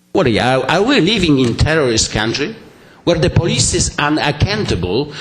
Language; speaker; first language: English; non-native, fluent; Polish